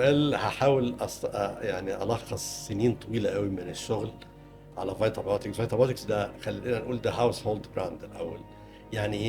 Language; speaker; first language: Arabic; native; Arabic